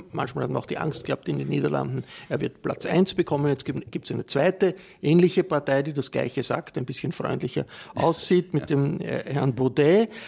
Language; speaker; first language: German; native; German